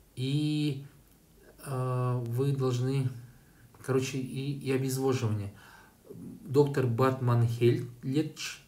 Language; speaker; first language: Russian; native; Russian